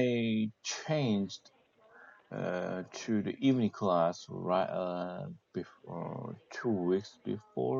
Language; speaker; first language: English; non-native, learner; Korean